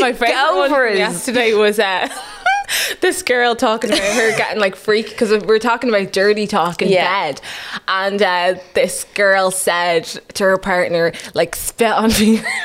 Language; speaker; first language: English; native; English